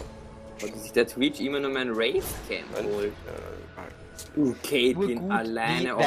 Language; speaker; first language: German; native; German